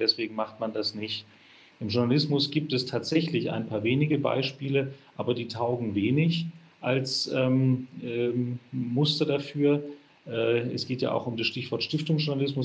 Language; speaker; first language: German; native; German